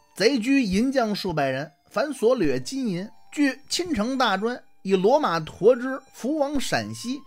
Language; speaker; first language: Chinese; native; Chinese